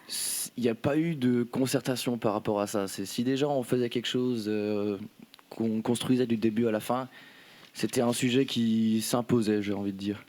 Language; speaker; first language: French; native; French